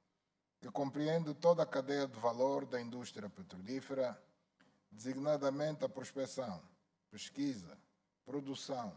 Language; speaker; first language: Portuguese; native; Portuguese